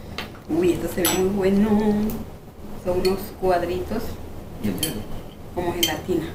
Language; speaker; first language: Spanish; native; Spanish